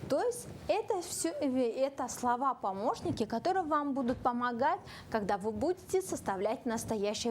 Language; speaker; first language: Russian; non-native, local second language; Kyrgyz